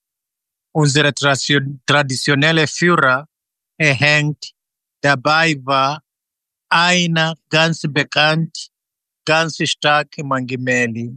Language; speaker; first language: German; non-native, fluent; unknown